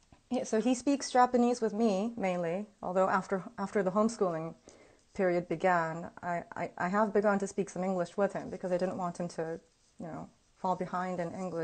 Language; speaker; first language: English; early bilingual, other home language; Japanese